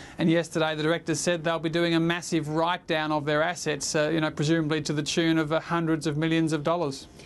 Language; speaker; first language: English; native; English